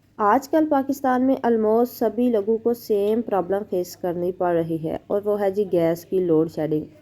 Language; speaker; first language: Urdu; native; Urdu